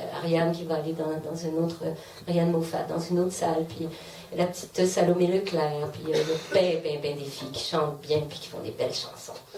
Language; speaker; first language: French; native; French